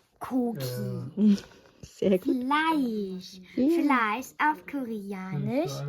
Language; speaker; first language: German; non-native, learner; Korean